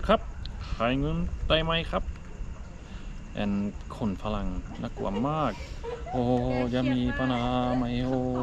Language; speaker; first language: Thai; non-native, learner; Swedish